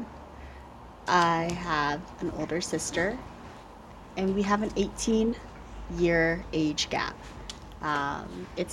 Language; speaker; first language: English; early bilingual, other home language; Vietnamese